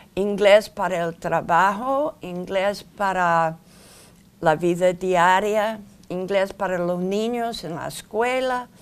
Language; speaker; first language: Spanish; non-native, fluent; English